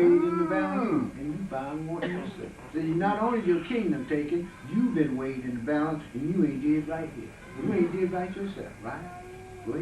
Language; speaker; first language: English; native; English